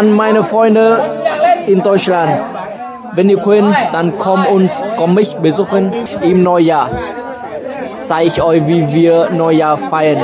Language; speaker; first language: German; early bilingual, other home language; Vietnamese